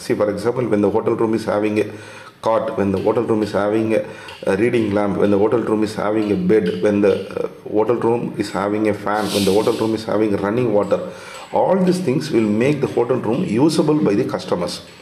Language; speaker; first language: English; non-native, local second language; Tamil